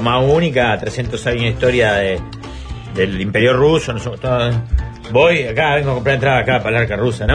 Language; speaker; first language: Spanish; native; Spanish